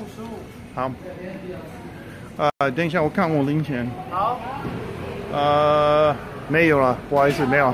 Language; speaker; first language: Chinese; non-native, learner; English